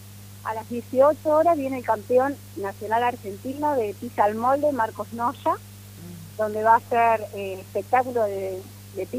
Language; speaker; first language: Spanish; native; Spanish